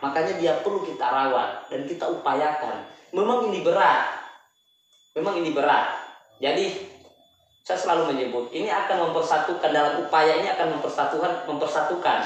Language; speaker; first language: Indonesian; native; Indonesian